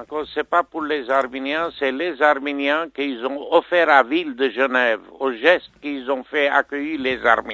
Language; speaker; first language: French; non-native, fluent; Armenian